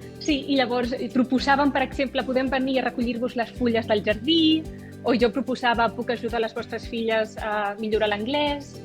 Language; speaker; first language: Catalan; native; Catalan